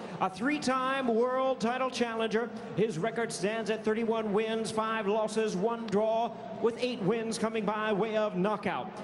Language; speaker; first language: English; native; English